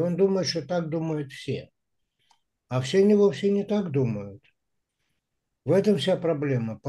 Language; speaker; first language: Russian; native; Russian